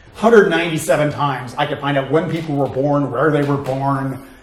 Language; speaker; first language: English; native; English